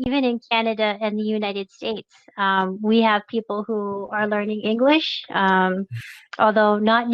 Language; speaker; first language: English; non-native, local second language; French